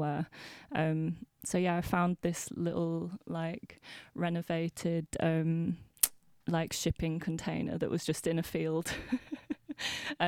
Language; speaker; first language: English; native; English